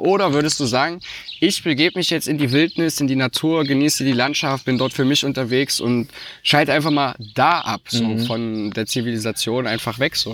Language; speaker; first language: German; native; German